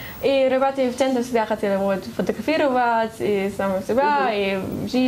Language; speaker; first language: Russian; non-native, learner; German